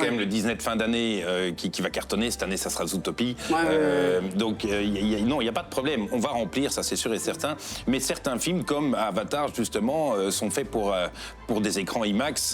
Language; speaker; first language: French; native; French